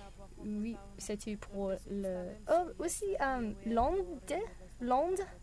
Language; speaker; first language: French; non-native, learner; English